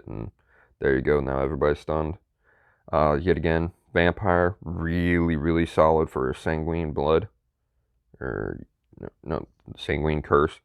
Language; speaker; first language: English; native; English